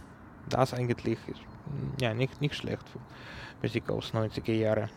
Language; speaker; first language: German; non-native, learner; Ukrainian